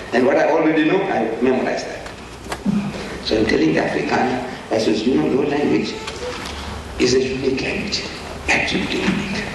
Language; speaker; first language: English; non-native, local second language; Gujarati